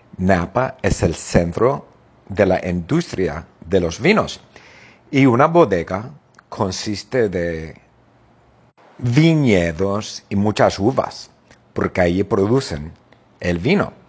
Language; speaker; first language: Spanish; non-native, fluent; English